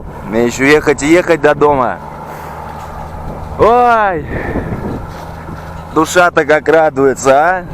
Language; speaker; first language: Russian; native; Russian